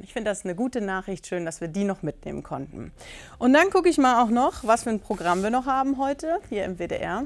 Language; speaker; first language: German; native; German